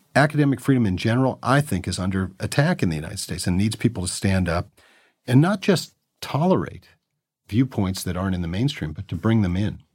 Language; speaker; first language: English; native; English